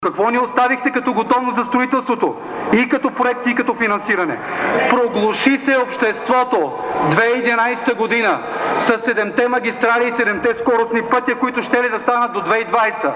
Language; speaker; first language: Bulgarian; native; Bulgarian